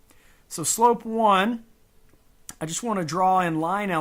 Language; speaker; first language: English; native; English